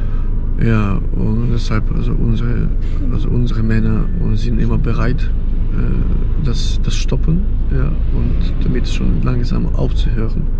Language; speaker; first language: German; non-native, fluent; Ukrainian